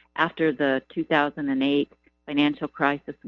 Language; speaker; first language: English; native; English